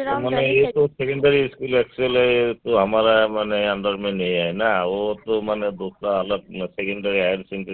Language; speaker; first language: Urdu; non-native, local second language; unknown